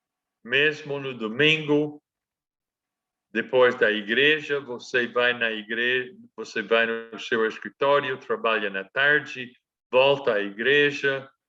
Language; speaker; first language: Portuguese; non-native, fluent; English